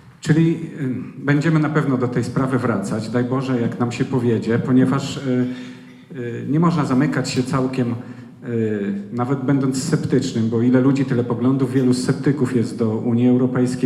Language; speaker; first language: Polish; native; Polish